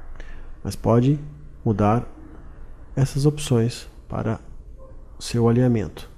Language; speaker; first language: Portuguese; native; Portuguese